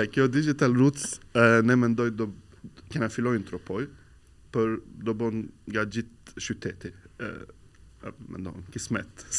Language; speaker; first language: Albanian; non-native, fluent; Arabic